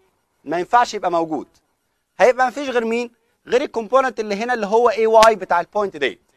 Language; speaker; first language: Arabic; native; Arabic